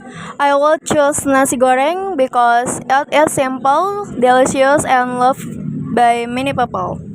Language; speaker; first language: English; non-native, learner; Indonesian